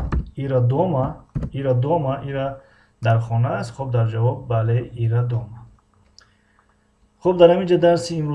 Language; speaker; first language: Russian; non-native, fluent; Tajik